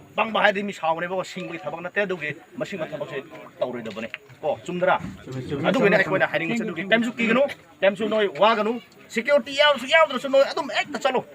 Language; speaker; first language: Manipuri; non-native, local second language; Rongmei Naga